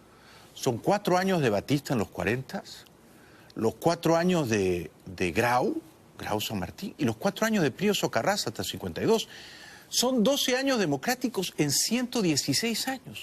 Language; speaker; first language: Spanish; native; Spanish